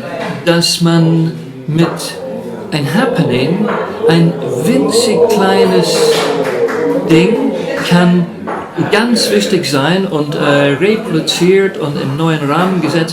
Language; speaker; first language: German; non-native, fluent; English